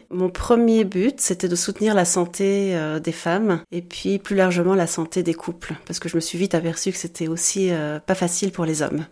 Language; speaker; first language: French; native; French